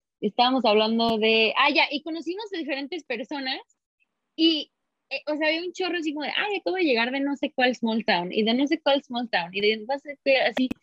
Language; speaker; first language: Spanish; early bilingual, heritage; Spanish